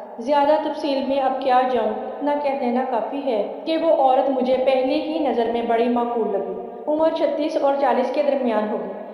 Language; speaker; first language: Urdu; native; Urdu